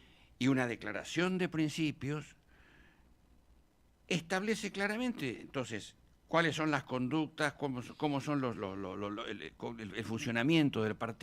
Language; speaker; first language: Spanish; native; Spanish